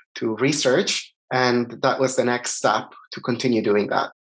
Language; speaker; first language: English; non-native, fluent; Italian